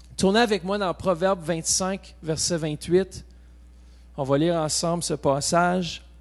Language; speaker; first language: French; native; French